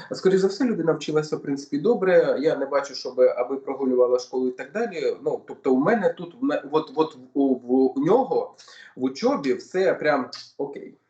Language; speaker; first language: Ukrainian; non-native, local second language; Russian